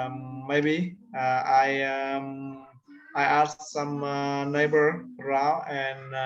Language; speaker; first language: English; non-native, learner; Vietnamese